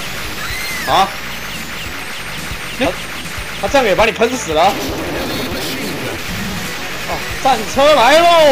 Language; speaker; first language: Chinese; native; Chinese